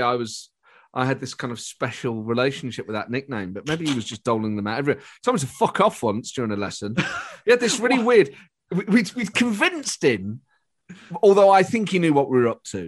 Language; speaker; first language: English; native; English